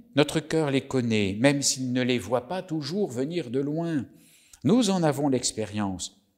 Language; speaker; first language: French; native; French